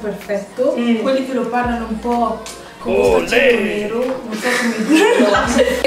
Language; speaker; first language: Italian; early bilingual, other home language; English